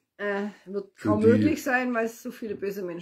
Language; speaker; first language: German; native; German